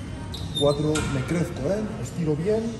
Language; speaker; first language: Spanish; native; Spanish